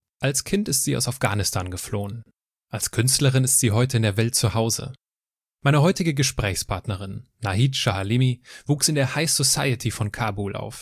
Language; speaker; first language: German; native; German